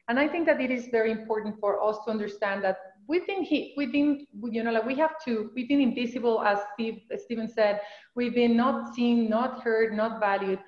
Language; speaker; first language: English; non-native, fluent; Spanish